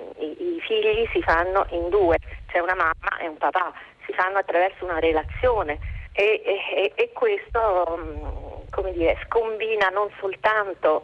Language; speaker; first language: Italian; native; Italian